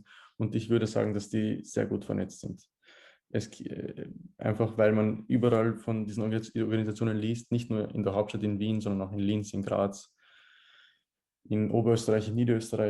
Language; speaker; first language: German; early bilingual, other home language; Bosnian